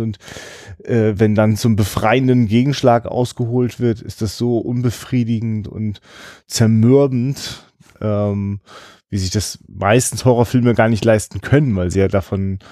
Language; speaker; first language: German; native; German